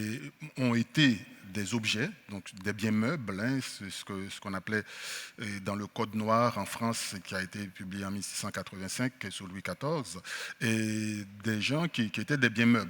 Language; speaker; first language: French; non-native, local second language; Haitian Creole